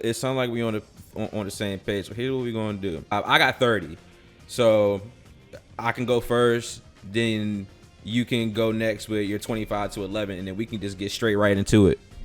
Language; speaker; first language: English; native; English